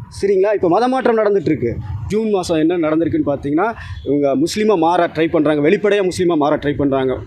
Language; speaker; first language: Tamil; native; Tamil